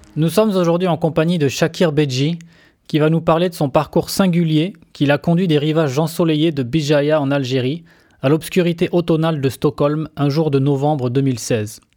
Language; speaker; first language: French; native; French